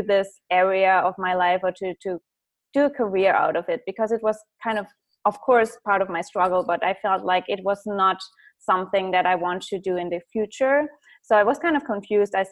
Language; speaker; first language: English; non-native, fluent; German